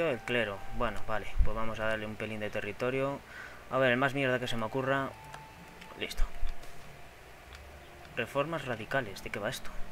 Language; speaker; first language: Spanish; native; Spanish